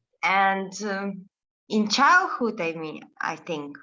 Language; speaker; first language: English; non-native, learner; Russian